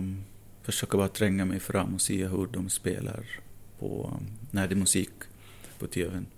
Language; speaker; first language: Swedish; non-native, fluent; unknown